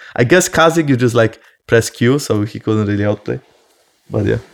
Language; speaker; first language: English; non-native, fluent; Polish